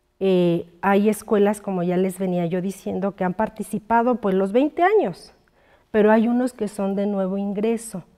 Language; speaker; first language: Spanish; native; Spanish